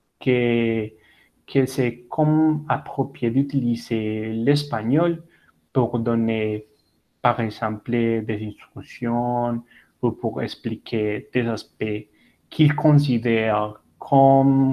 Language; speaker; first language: French; non-native, learner; Spanish